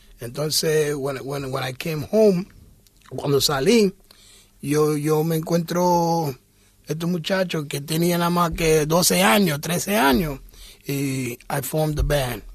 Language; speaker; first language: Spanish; early bilingual, heritage; English